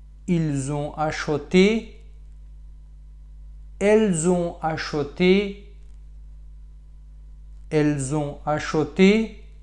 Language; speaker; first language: French; non-native, fluent; Pashto